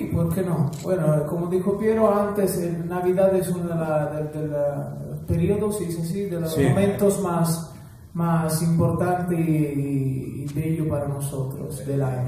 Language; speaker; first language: Spanish; non-native, fluent; Italian